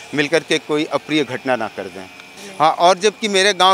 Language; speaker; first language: Hindi; native; Hindi